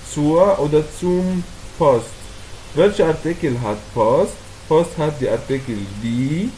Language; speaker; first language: German; non-native, fluent; Arabic